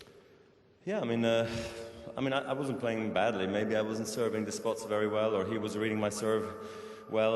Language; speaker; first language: English; non-native, fluent; German